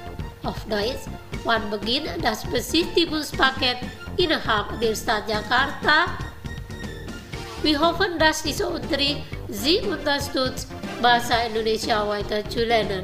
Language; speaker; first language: German; non-native, fluent; Indonesian